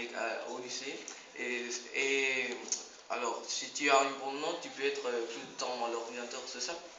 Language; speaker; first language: French; non-native, learner; Spanish